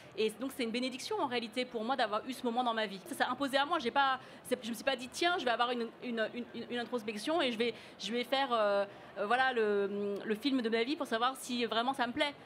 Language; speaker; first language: French; early bilingual, other home language; Cantonese